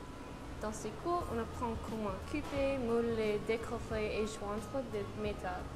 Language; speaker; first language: French; non-native, learner; English